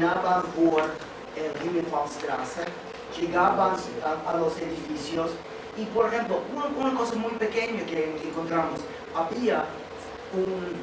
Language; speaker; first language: Spanish; non-native, fluent; English